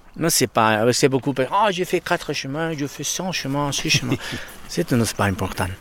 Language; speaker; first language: French; non-native, learner; Spanish